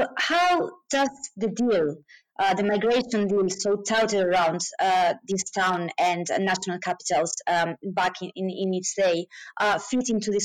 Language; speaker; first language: English; non-native, fluent; Spanish